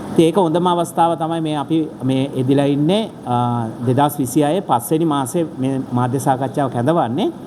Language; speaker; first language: Sinhala; non-native, local second language; Tamil